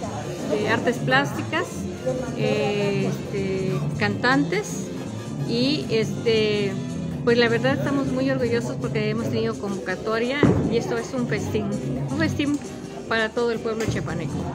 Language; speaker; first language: Spanish; native; Spanish